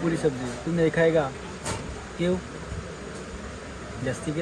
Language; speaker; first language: Hindi; non-native, local second language; Assamese